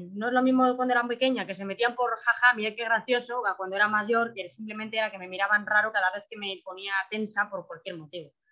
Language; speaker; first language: Spanish; native; Spanish